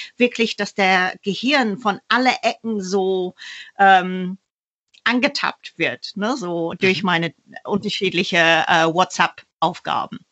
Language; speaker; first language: German; non-native, fluent; English